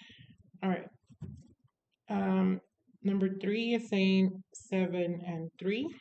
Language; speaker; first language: English; native; English